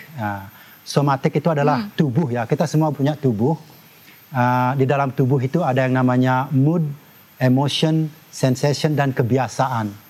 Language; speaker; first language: Indonesian; non-native, local second language; Balinese